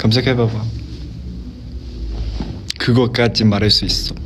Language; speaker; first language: Korean; non-native, fluent; Chinese